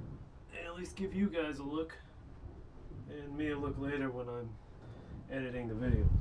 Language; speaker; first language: English; native; English